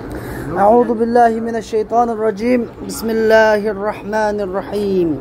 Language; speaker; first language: Arabic; non-native, fluent; Uyghur